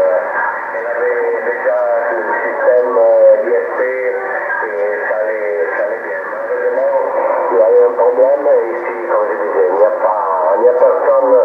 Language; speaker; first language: French; non-native, fluent; Italian